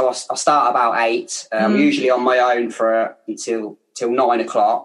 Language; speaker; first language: English; native; English